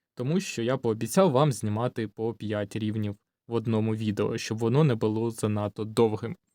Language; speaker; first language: Ukrainian; non-native, local second language; Russian